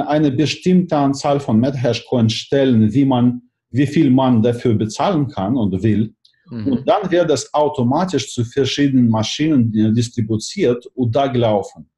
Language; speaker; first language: German; non-native, fluent; Russian